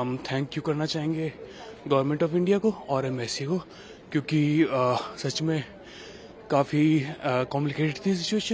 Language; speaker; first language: Hindi; native; Hindi